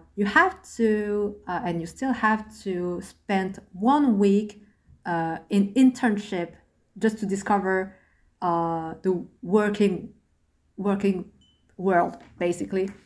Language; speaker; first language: English; non-native, fluent; French